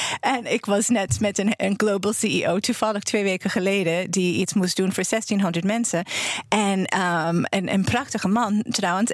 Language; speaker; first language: Dutch; non-native, fluent; English